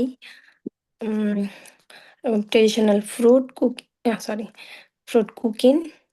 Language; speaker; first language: English; non-native, learner; Bangla